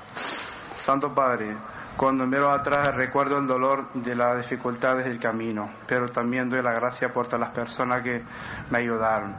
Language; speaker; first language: Spanish; non-native, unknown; Arabic